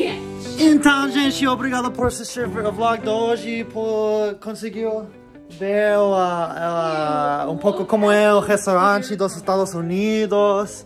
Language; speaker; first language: Portuguese; non-native, learner; English